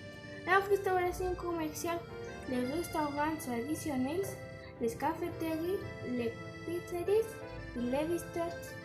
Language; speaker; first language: French; non-native, learner; Spanish